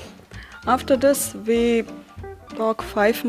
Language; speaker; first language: English; non-native, learner; German